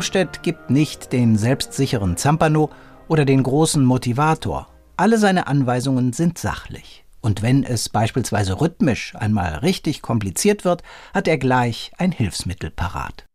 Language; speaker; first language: German; native; German